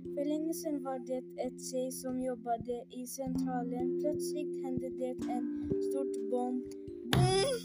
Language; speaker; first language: Swedish; non-native, learner; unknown